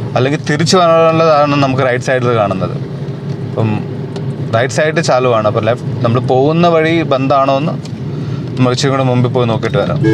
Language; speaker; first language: Malayalam; early bilingual, heritage; Malayalam